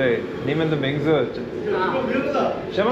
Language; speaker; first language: Chinese; non-native, learner; English